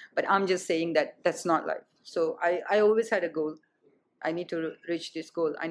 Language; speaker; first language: English; non-native, local second language; Tamil